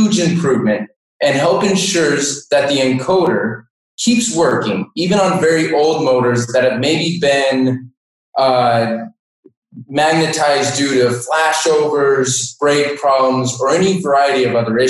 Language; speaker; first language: English; native; English